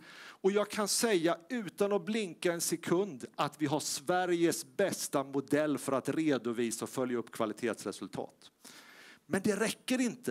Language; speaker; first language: Swedish; native; Swedish